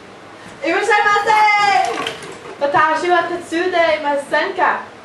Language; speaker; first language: Japanese; non-native, learner; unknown